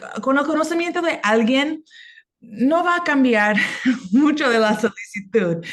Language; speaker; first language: Spanish; non-native, fluent; English